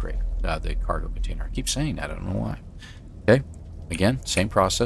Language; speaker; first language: English; native; English